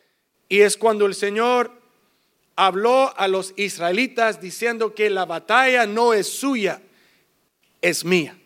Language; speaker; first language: Spanish; early bilingual, heritage; English